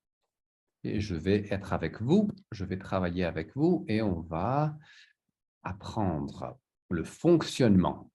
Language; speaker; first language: French; native; French